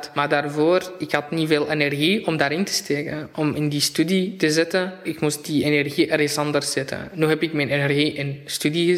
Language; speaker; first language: Dutch; non-native, fluent; Arabic